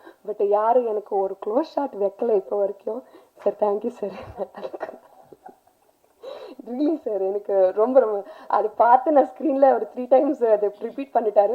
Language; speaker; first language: Tamil; non-native, learner; Telugu